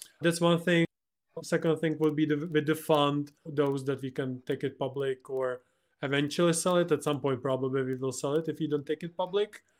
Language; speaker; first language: English; non-native, fluent; Czech